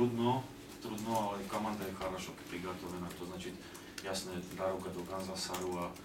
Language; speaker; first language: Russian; non-native, learner; Slovak